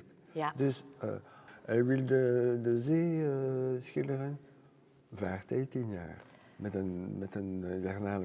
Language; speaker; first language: Dutch; non-native, local second language; French